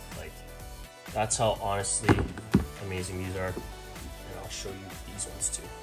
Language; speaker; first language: English; native; English